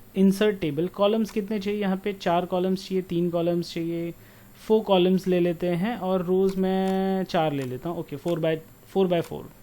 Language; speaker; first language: Hindi; non-native, local second language; Marwari